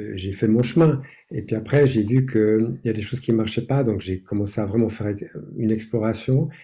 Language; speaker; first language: French; non-native, fluent; English